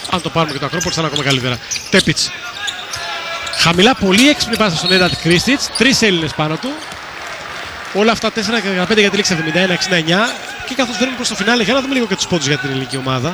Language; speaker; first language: Greek; native; Greek